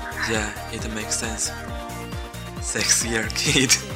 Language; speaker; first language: English; non-native, learner; Chinese